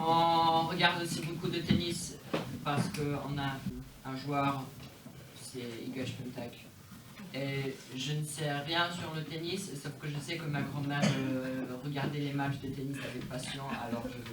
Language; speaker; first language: French; non-native, fluent; Polish